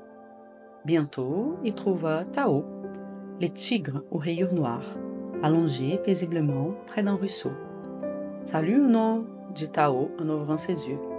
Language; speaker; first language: French; non-native, fluent; Portuguese